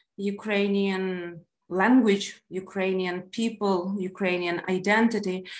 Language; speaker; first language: English; non-native, fluent; Ukrainian